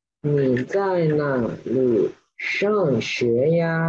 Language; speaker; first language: Chinese; non-native, learner; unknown